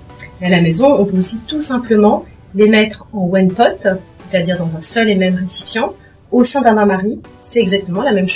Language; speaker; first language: French; native; French